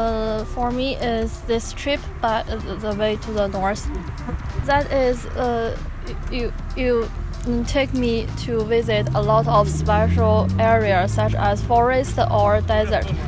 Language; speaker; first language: English; non-native, learner; Chinese